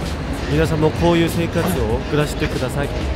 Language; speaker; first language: Japanese; non-native, fluent; Korean